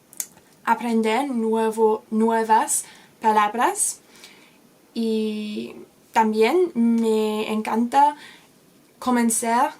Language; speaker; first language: Spanish; non-native, learner; English